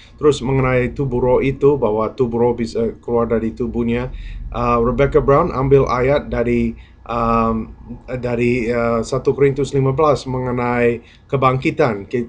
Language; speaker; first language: Indonesian; non-native, fluent; English